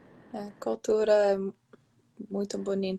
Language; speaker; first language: Portuguese; non-native, learner; English